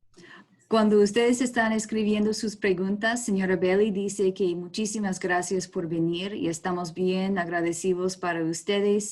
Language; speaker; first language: Spanish; non-native, learner; English